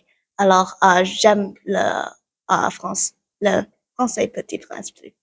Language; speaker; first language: French; non-native, learner; English